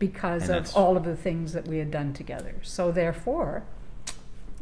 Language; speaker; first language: English; native; English